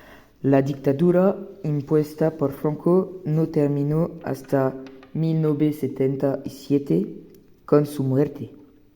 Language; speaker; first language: Spanish; non-native, learner; French